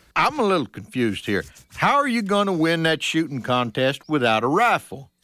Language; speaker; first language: English; native; English